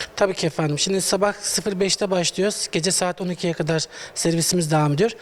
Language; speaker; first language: Turkish; native; Turkish